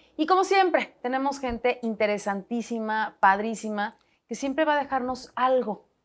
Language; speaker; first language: Spanish; native; Spanish